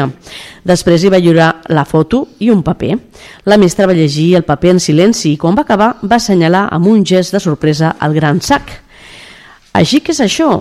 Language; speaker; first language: Catalan; native; Catalan